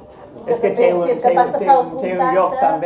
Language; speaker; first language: Catalan; non-native, learner; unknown